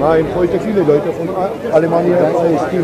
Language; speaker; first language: German; non-native, learner; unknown